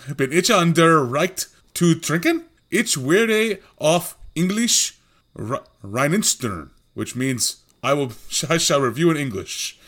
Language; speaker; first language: German; non-native, learner; English